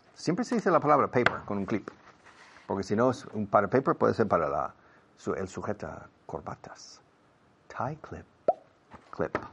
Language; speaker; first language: Spanish; non-native, fluent; English